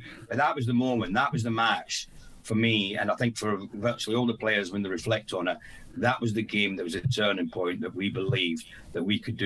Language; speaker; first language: English; native; English